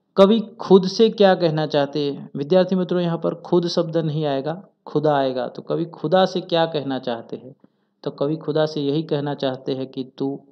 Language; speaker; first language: Hindi; non-native, local second language; Gujarati